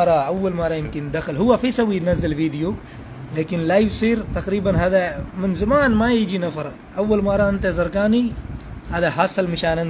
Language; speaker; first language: Arabic; non-native, learner; Urdu